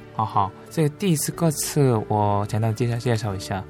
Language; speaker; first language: Chinese; non-native, learner; Korean